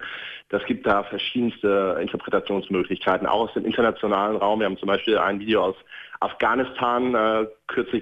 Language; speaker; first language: German; native; German